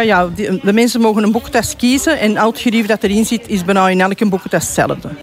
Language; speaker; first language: Dutch; native; Dutch